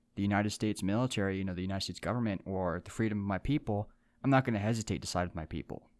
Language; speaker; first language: English; early bilingual, other home language; Japanese